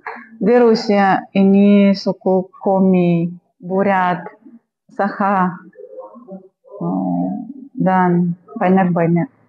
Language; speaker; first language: Indonesian; non-native, fluent; Russian